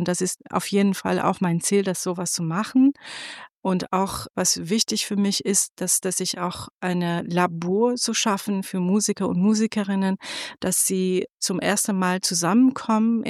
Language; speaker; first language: German; non-native, fluent; Persian